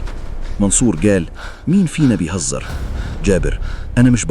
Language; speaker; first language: Arabic; native; Arabic